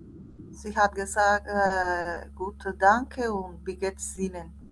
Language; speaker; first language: German; non-native, learner; Spanish